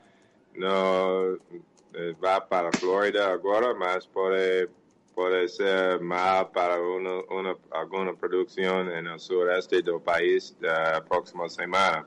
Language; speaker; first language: Portuguese; non-native, fluent; English